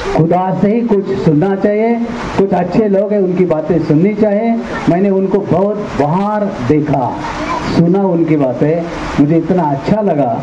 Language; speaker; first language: Hindi; non-native, local second language; Marathi